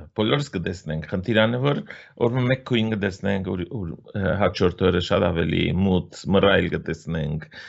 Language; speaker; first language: Armenian; native; Armenian